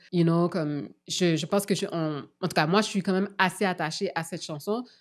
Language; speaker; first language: French; native; French